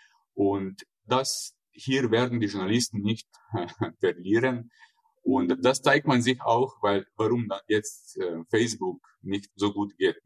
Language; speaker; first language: German; non-native, fluent; Slovenian